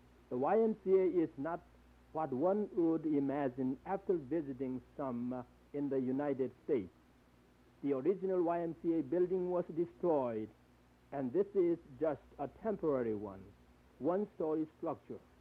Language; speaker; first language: English; non-native, fluent; Korean